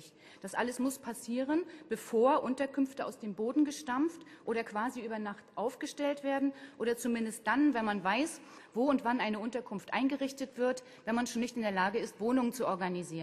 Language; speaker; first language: German; native; German